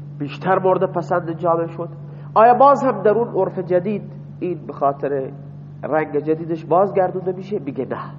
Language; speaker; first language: Persian; non-native, local second language; Baluchi